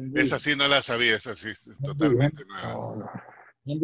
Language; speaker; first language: Spanish; native; Spanish